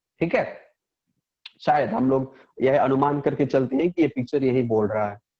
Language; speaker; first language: Hindi; non-native, local second language; Punjabi